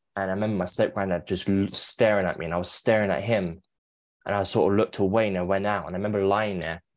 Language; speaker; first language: English; native; English